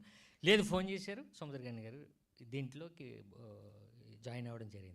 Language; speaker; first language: Telugu; native; Telugu